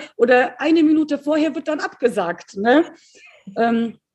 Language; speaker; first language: German; early bilingual, other home language; Polish